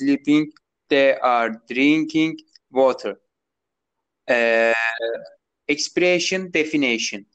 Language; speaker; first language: English; non-native, learner; Turkish